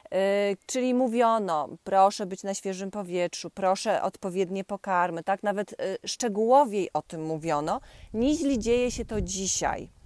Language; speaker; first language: Polish; native; Polish